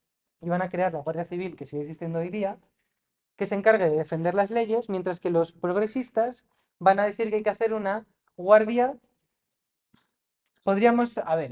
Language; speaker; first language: Spanish; native; Spanish